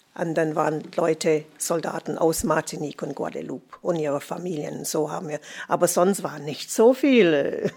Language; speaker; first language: German; non-native, fluent; English